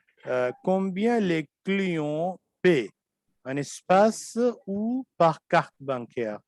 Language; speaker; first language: French; non-native, fluent; Urdu